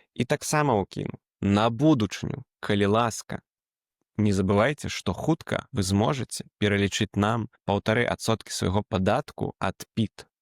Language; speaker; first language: Belarusian; native; Belarusian